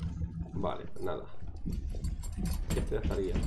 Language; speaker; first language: Spanish; native; Spanish